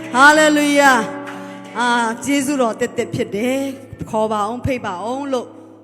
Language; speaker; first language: Burmese; non-native, local second language; Hakha Chin